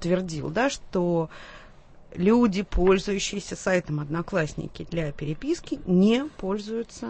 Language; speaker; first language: Russian; native; Russian